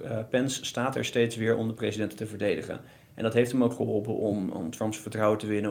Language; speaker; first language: Dutch; native; Dutch